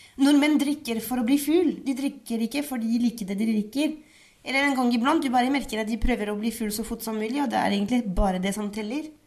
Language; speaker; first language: Norwegian; non-native, fluent; French